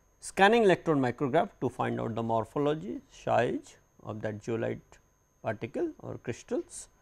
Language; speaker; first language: English; non-native, local second language; Hindi